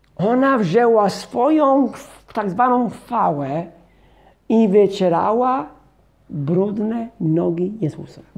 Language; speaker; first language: Polish; non-native, fluent; English